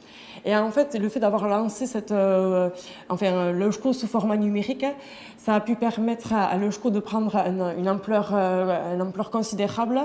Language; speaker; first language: French; native; French